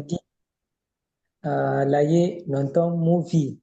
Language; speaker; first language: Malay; non-native, learner; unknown